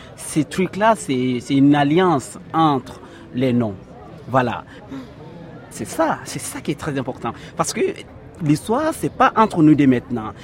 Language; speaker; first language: French; non-native, local second language; Bambara